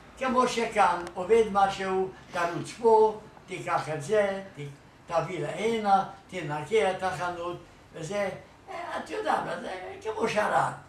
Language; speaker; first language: Hebrew; non-native, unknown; Hungarian